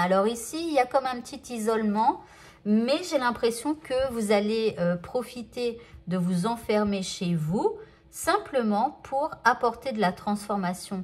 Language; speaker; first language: French; native; French